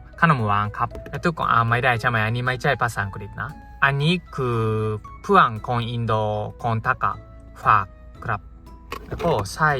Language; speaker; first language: Thai; non-native, learner; Japanese